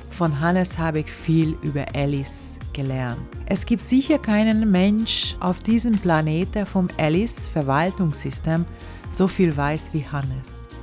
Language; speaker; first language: German; non-native, fluent; Hungarian